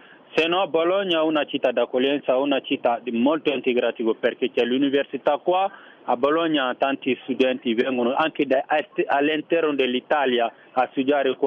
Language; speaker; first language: Italian; non-native, fluent; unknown